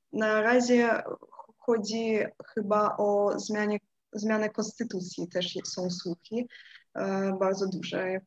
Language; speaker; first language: Polish; non-native, fluent; Russian